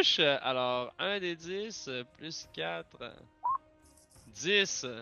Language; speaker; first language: French; native; French